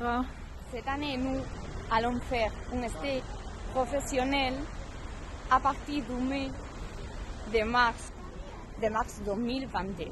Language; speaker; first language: French; non-native, learner; Spanish